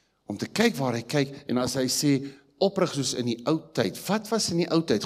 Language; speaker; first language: Afrikaans; native; Afrikaans